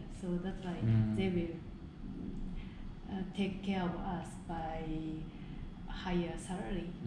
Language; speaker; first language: English; non-native, fluent; Japanese